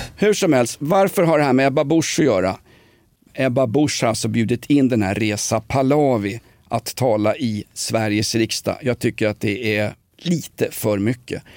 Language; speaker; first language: Swedish; native; Swedish